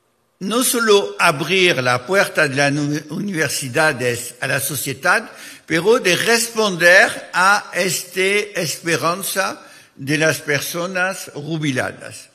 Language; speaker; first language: Spanish; non-native, fluent; French